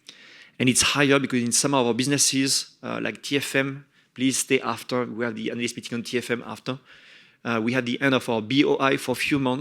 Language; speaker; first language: English; non-native, fluent; French